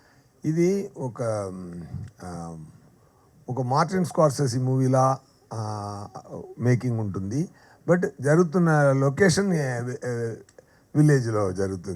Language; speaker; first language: Telugu; non-native, local second language; Tamil